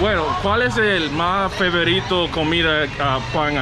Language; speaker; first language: Spanish; non-native, learner; English